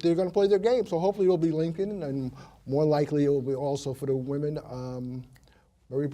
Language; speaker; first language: English; native; English